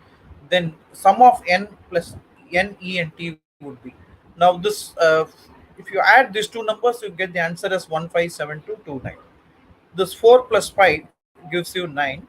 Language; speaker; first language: English; non-native, local second language; Tamil